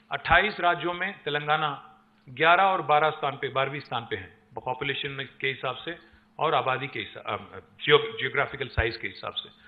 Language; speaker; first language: Hindi; non-native, local second language; Telugu